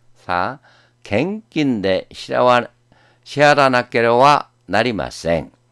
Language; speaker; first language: Japanese; non-native, fluent; Korean